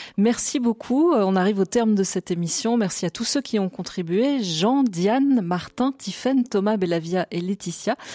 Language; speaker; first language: French; native; French